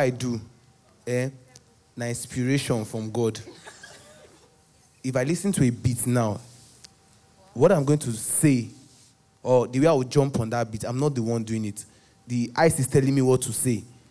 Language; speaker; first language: English; non-native, local second language; Yoruba